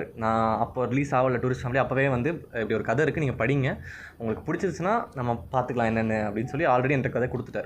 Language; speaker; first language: Tamil; native; Tamil